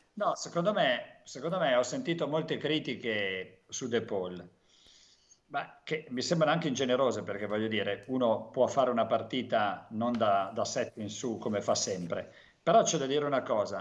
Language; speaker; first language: Italian; native; Italian